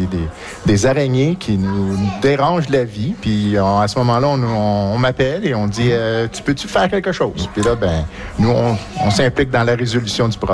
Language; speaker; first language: French; native; French